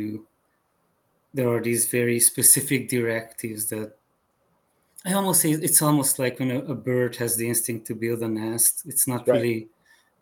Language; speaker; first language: English; non-native, fluent; Hungarian